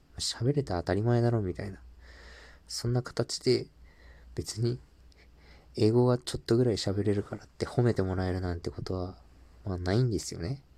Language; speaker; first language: Japanese; native; Japanese